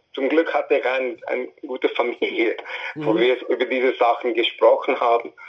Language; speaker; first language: German; non-native, fluent; English